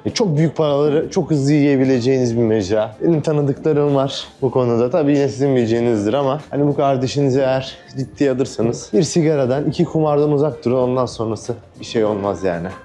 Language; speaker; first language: Turkish; native; Turkish